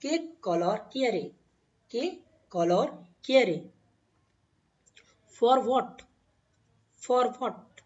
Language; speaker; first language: Spanish; non-native, learner; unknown